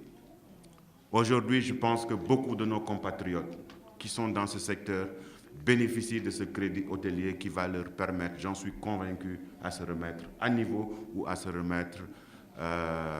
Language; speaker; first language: French; non-native, local second language; Wolof